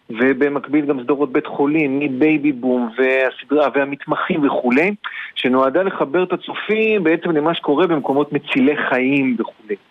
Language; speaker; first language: Hebrew; native; Hebrew